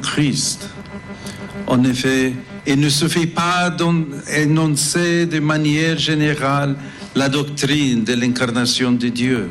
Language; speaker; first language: French; non-native, fluent; English